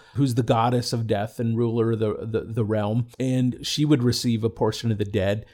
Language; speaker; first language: English; native; English